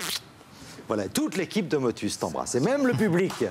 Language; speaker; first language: French; native; French